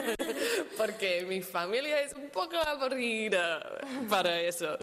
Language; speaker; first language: Spanish; non-native, learner; English